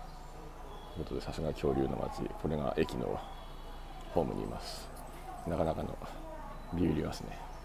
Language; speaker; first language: Japanese; native; Japanese